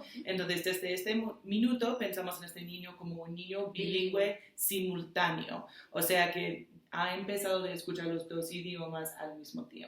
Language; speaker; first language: Spanish; non-native, fluent; English